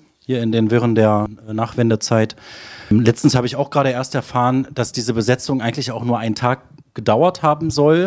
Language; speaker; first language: German; native; German